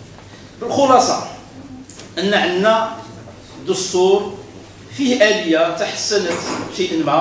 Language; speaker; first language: Arabic; native; Arabic